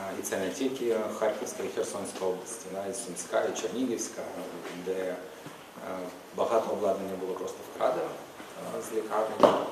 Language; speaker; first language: Ukrainian; native; Ukrainian